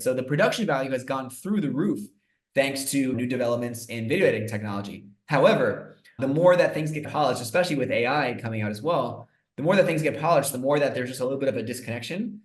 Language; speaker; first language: English; native; English